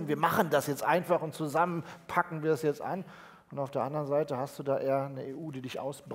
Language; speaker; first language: German; native; German